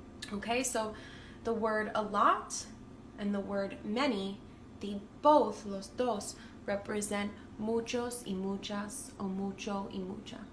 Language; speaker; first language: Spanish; non-native, fluent; English